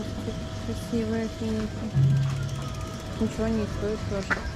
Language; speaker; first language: Russian; native; Russian